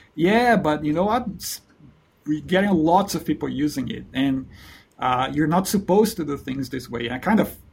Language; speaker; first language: English; non-native, fluent; Portuguese